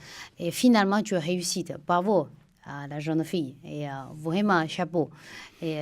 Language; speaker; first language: French; non-native, fluent; Chinese